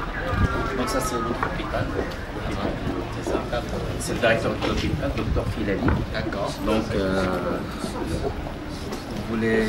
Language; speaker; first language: French; non-native, local second language; Arabic